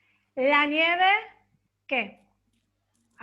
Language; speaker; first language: Spanish; native; Spanish